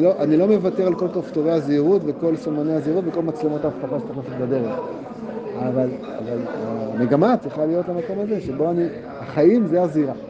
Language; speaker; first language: Hebrew; native; Hebrew